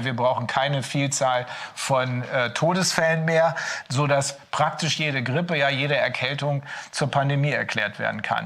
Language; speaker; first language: German; native; German